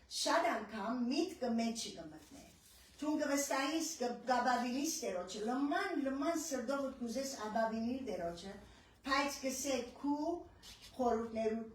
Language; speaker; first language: Armenian; early bilingual, heritage; Armenian